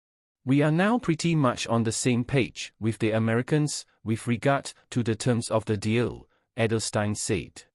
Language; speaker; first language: English; non-native, fluent; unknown